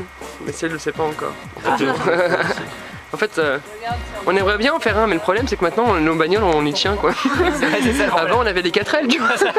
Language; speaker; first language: French; native; French